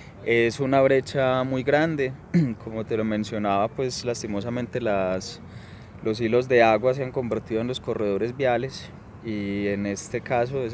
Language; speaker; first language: Spanish; native; Spanish